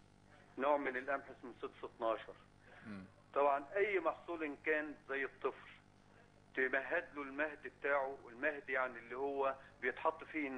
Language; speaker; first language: Arabic; native; Arabic